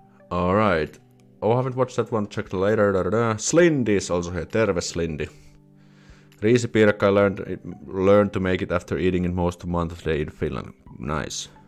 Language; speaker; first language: English; non-native, fluent; Finnish